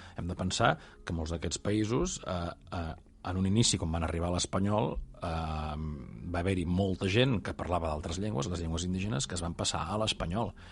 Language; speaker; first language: Catalan; native; Catalan